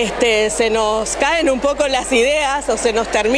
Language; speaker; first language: Spanish; native; Spanish